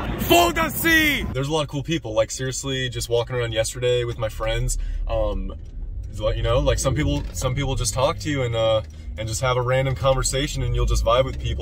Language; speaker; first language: English; native; English